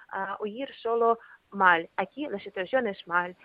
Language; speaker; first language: Spanish; non-native, fluent; Ukrainian